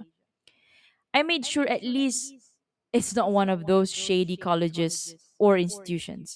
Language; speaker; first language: English; non-native, local second language; Malay